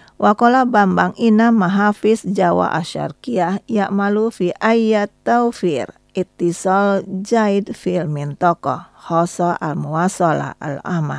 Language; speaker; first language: Arabic; non-native, fluent; Indonesian